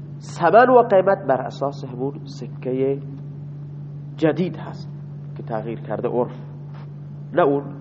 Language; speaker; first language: Persian; non-native, local second language; Baluchi